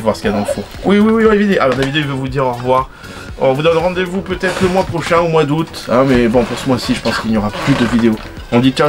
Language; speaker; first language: French; native; French